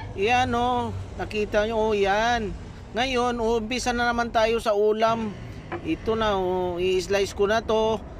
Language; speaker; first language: Filipino; non-native, local second language; Cebuano